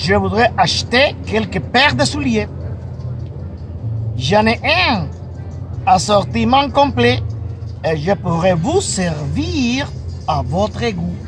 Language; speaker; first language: French; non-native, fluent; Spanish